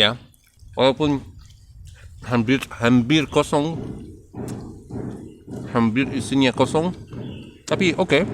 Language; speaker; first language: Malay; non-native, learner; Arabic